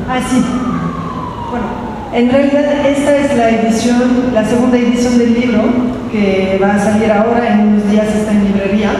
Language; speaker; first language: Spanish; non-native, fluent; French